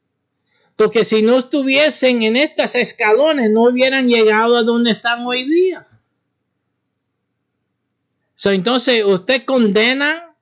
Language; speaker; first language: Spanish; early bilingual, heritage; Spanish